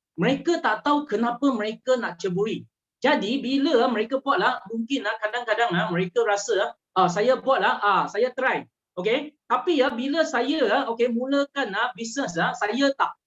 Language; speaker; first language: Malay; early bilingual, other home language; Chinese